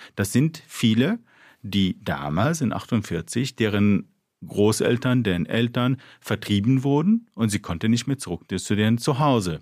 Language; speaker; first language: German; non-native, fluent; Arabic